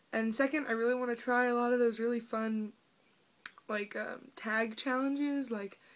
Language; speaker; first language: English; native; English